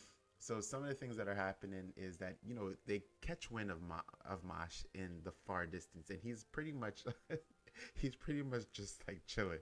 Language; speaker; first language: English; native; English